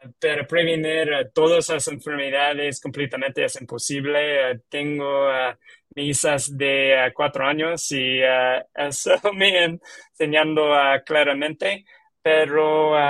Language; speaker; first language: Spanish; non-native, learner; English